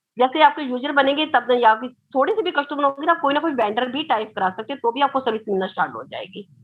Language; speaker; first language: Hindi; native; Hindi